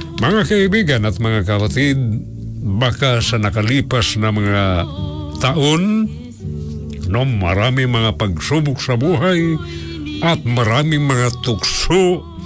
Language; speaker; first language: Filipino; non-native, local second language; Cebuano